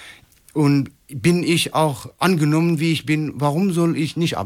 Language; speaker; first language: German; non-native, fluent; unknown